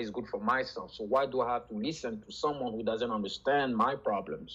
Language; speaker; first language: English; non-native, fluent; French